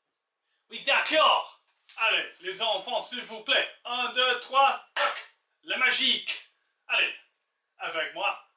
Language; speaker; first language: French; non-native, fluent; English